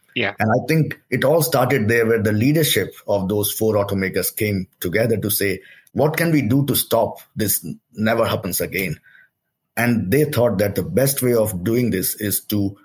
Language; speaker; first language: English; non-native, local second language; Hindi